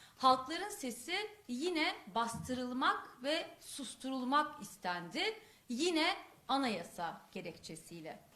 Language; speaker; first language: Turkish; non-native, local second language; Kurdish